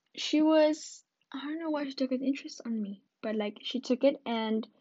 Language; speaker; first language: English; early bilingual, other home language; Spanish